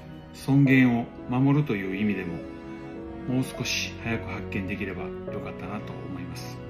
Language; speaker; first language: Japanese; native; Japanese